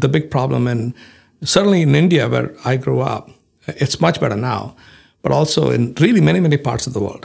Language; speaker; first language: English; non-native, local second language; Malayalam